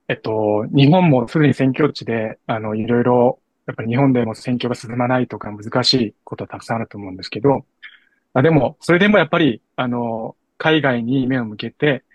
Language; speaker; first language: Japanese; non-native, fluent; Korean